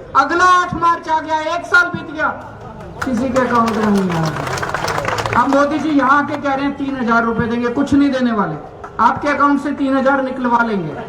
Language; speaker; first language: Hindi; native; Hindi